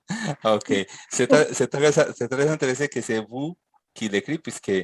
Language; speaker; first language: French; non-native, fluent; Spanish